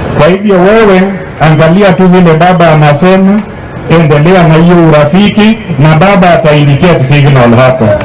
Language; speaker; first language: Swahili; non-native, local second language; Luo (Kenya and Tanzania)